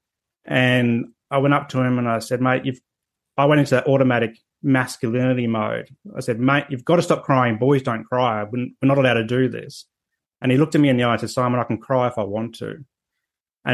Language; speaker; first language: English; native; English